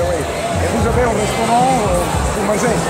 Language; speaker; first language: French; non-native, learner; Italian